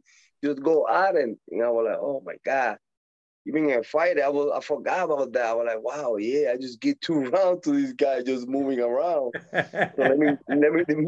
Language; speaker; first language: English; non-native, learner; Spanish